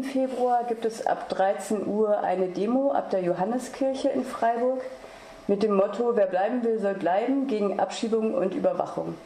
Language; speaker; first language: German; native; German